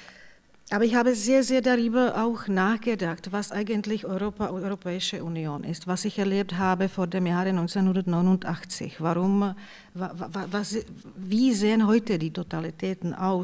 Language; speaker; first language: German; non-native, fluent; Czech